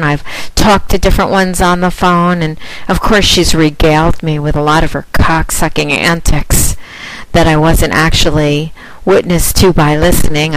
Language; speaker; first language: English; native; English